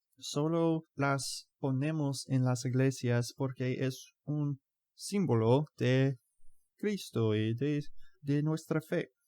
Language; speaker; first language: Spanish; non-native, fluent; English